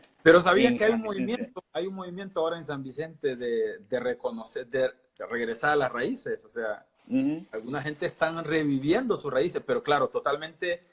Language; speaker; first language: Spanish; non-native, local second language; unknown